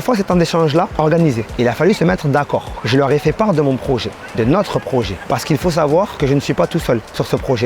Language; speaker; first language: French; native; French